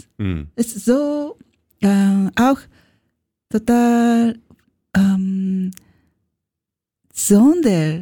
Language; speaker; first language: German; non-native, learner; Japanese